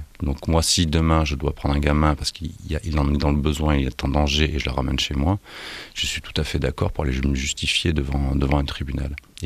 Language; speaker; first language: French; native; French